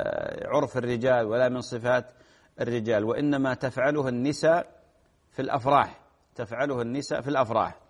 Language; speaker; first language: Arabic; native; Arabic